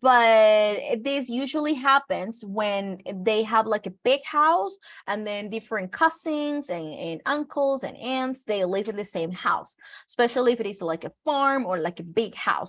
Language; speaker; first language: English; non-native, fluent; Spanish